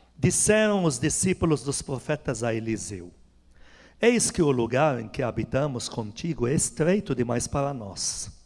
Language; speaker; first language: Portuguese; non-native, fluent; Arabic